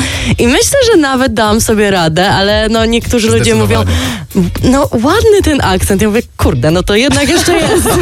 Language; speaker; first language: Polish; early bilingual, heritage; English